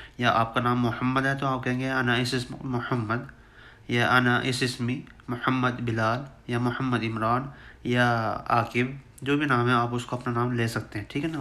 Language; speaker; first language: Urdu; native; Urdu